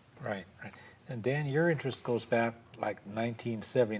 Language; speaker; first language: English; native; English